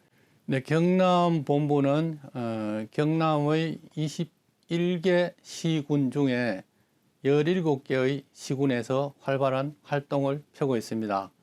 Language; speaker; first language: Korean; native; Korean